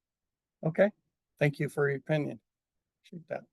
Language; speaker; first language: English; native; English